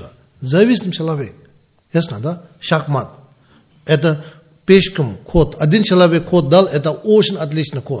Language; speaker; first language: Russian; non-native, learner; Tibetan